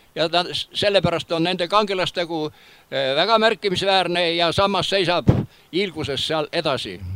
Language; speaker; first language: Estonian; native; Estonian